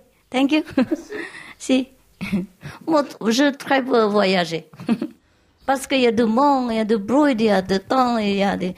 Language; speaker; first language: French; non-native, learner; Vietnamese